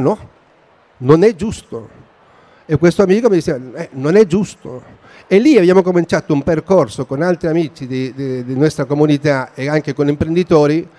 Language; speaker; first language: Italian; non-native, fluent; Spanish